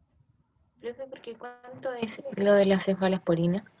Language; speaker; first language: Spanish; native; Spanish